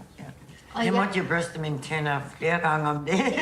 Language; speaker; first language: Danish; non-native, local second language; Kalaallisut